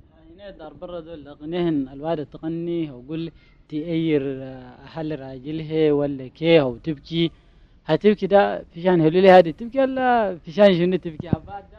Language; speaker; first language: Arabic; native; Arabic